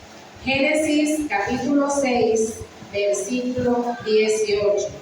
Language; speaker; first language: Spanish; native; Spanish